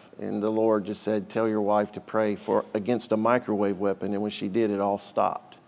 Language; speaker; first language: English; native; English